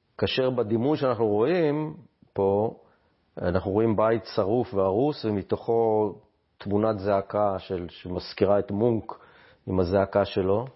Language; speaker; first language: Hebrew; native; Hebrew